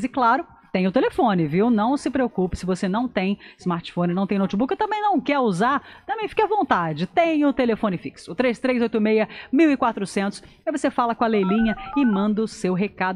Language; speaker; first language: Portuguese; native; Portuguese